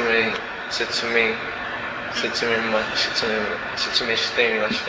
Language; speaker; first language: Japanese; non-native, learner; Cebuano